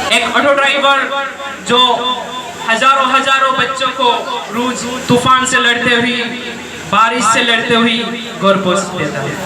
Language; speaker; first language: Hindi; native; Hindi